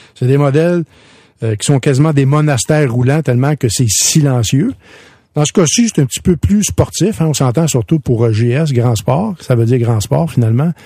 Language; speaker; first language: French; native; French